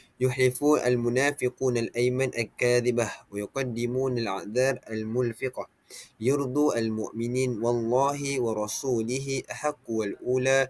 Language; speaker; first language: Arabic; non-native, learner; Malay